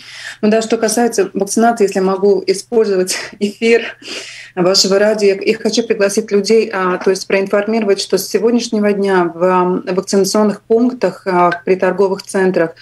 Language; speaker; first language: Russian; non-native, local second language; Latvian